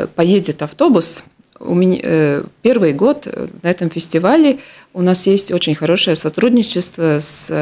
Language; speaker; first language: Russian; non-native, local second language; Latvian